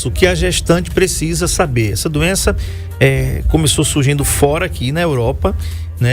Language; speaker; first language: Portuguese; native; Portuguese